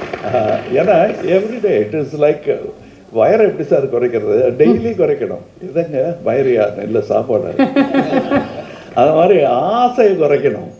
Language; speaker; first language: Tamil; native; Tamil